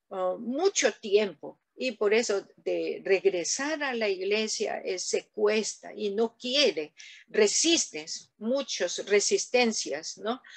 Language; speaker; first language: Spanish; non-native, learner; Korean